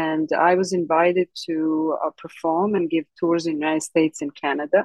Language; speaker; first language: English; non-native, fluent; Serbian